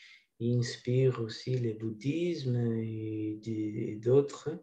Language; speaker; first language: French; non-native, learner; Portuguese